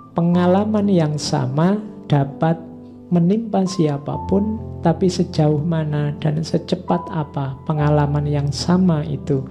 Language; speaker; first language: Indonesian; non-native, local second language; Javanese